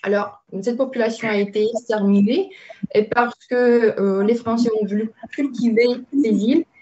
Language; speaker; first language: French; non-native, fluent; Romanian